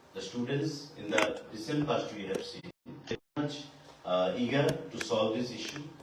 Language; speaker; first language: English; non-native, local second language; Bangla